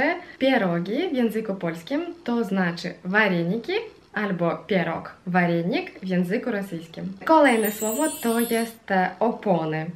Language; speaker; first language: Polish; non-native, fluent; Russian